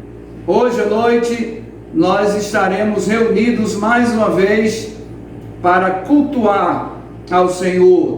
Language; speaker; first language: Portuguese; native; Portuguese